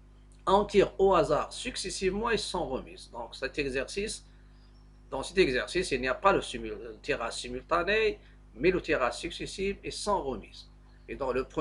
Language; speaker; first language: French; non-native, local second language; Arabic